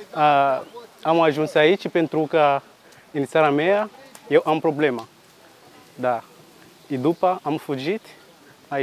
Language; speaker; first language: Romanian; non-native, learner; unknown